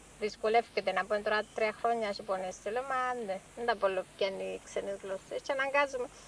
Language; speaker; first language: Greek; native; Greek